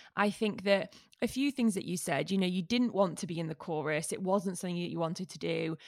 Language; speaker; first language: English; native; English